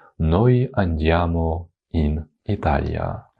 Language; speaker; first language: Italian; non-native, fluent; Ukrainian